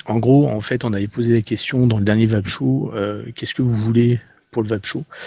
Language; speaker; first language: French; native; French